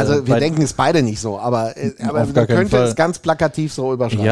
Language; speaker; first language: German; native; German